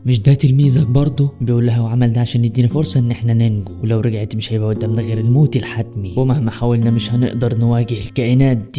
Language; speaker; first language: Arabic; native; Arabic